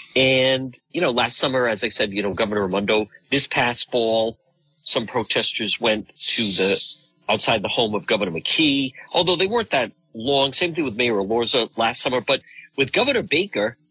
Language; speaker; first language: English; native; English